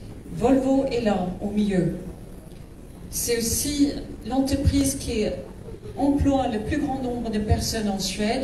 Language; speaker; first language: French; non-native, fluent; Swedish